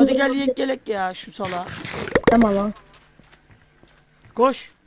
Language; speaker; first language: Turkish; native; Turkish